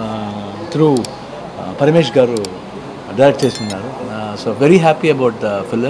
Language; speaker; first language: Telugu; non-native, learner; Kannada